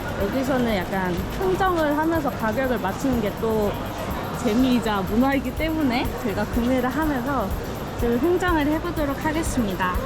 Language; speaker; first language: Korean; native; Korean